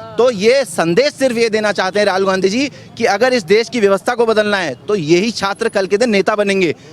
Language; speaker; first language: Hindi; native; Hindi